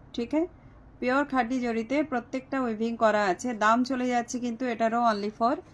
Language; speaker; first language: Hindi; non-native, local second language; Bangla